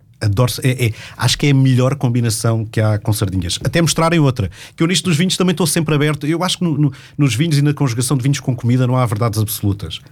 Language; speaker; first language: Portuguese; native; Portuguese